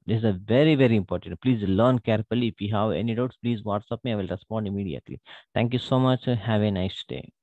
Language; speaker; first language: English; non-native, local second language; Telugu